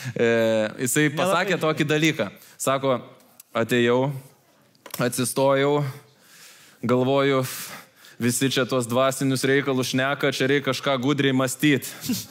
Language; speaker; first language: Lithuanian; native; Lithuanian